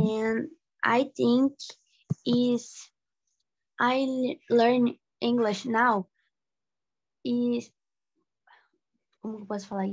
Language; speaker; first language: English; non-native, learner; Portuguese